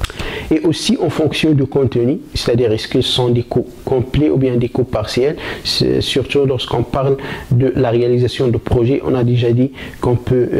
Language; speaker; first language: French; non-native, local second language; Arabic